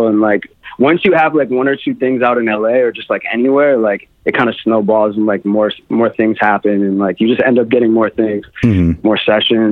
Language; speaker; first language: English; native; English